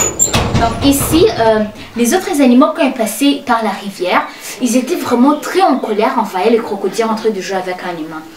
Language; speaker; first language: French; non-native, local second language; Kinyarwanda